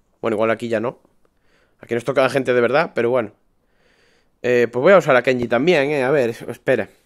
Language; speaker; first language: Spanish; native; Spanish